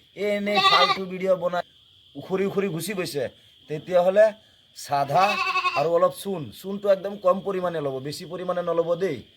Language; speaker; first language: Assamese; non-native, local second language; Bangla